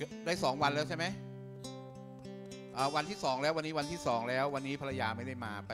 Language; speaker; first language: Thai; native; Thai